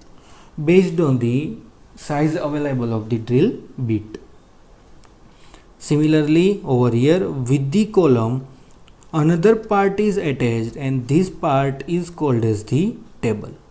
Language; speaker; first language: English; non-native, local second language; Gujarati